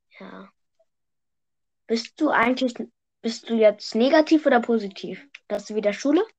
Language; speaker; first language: German; early bilingual, other home language; Vietnamese